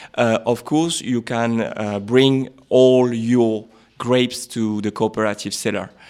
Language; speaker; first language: English; non-native, fluent; French